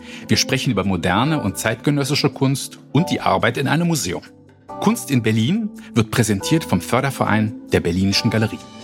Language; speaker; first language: German; native; German